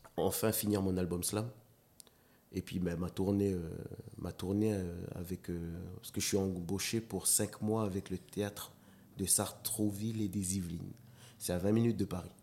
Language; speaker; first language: French; non-native, local second language; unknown